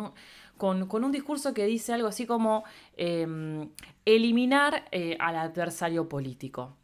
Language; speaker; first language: Spanish; native; Spanish